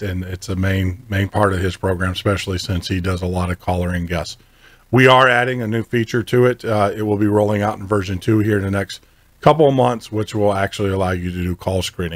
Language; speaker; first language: English; native; English